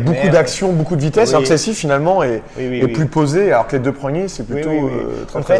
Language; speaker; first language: French; native; French